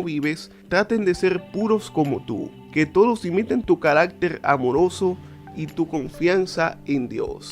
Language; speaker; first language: Spanish; native; Spanish